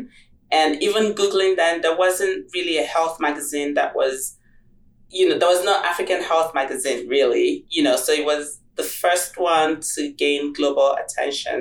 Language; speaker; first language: English; non-native, local second language; Igbo